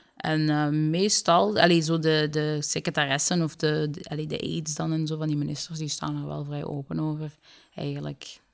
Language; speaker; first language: Dutch; early bilingual, other home language; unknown